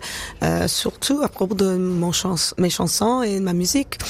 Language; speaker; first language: French; non-native, local second language; English